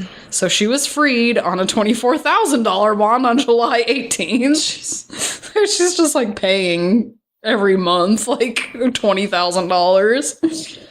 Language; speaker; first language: English; native; English